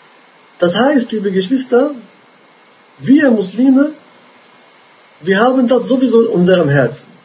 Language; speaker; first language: German; non-native, fluent; Arabic